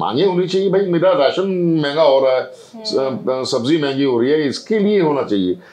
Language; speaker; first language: Hindi; native; Hindi